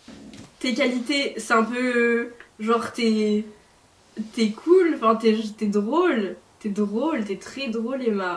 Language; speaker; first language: French; native; French